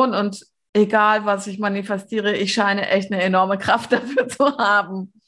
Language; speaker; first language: German; native; German